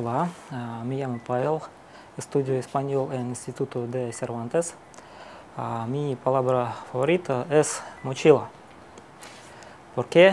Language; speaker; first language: Spanish; non-native, learner; Russian